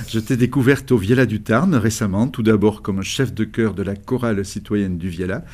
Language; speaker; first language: French; native; French